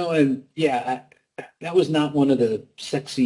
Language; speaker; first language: English; native; English